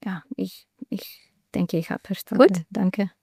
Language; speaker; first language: German; non-native, learner; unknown